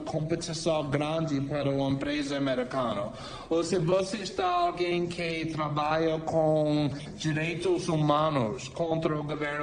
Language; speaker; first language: Portuguese; non-native, fluent; English